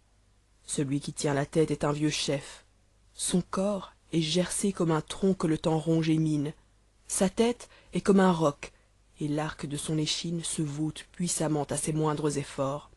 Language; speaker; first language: French; native; French